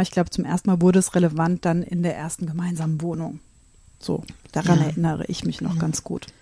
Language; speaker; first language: German; native; German